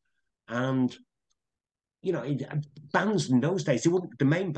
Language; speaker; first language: English; native; English